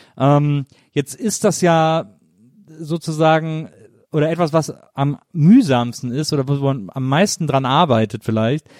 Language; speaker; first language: German; native; German